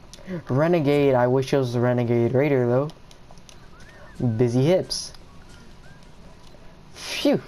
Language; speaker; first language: English; native; English